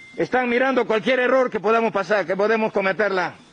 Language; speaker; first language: Spanish; native; Spanish